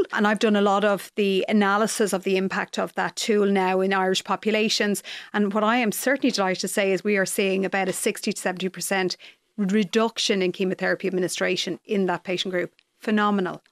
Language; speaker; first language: English; native; English